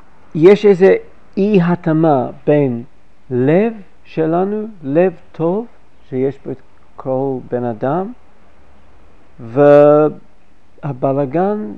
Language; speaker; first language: Hebrew; non-native, fluent; English